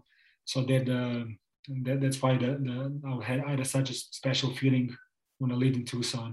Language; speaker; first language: English; non-native, fluent; Serbian